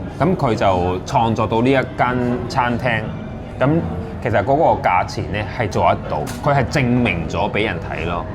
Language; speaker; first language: Cantonese; non-native, fluent; Japanese